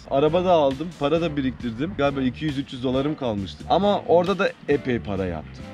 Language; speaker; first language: Turkish; early bilingual, heritage; Turkish